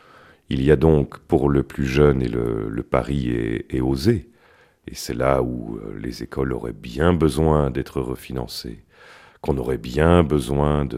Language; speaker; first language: French; native; French